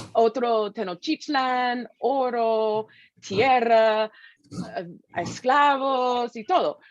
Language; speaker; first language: Spanish; non-native, fluent; English